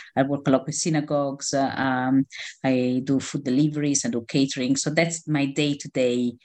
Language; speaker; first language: English; non-native, fluent; Italian